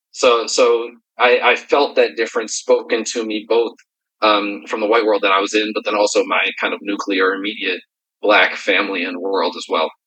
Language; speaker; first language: English; native; English